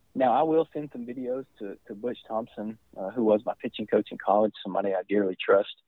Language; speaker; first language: English; native; English